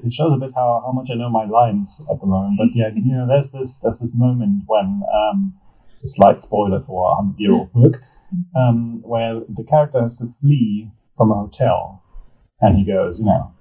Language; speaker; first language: English; non-native, fluent; German